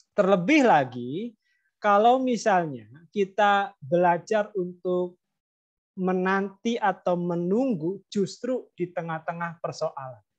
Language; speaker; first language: Indonesian; native; Indonesian